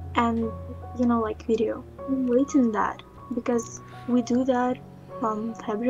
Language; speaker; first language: English; non-native, learner; Russian